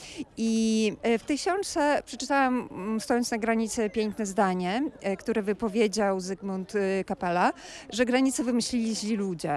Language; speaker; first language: Polish; non-native, fluent; Ukrainian